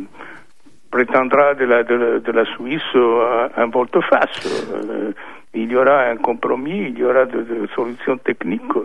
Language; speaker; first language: French; non-native, fluent; Italian